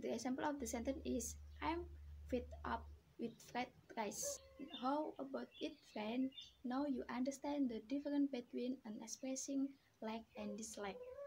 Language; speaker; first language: English; non-native, learner; Indonesian